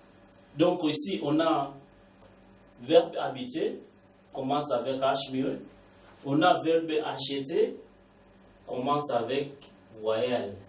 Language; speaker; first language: French; non-native, learner; Swahili